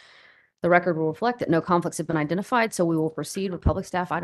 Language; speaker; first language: English; native; English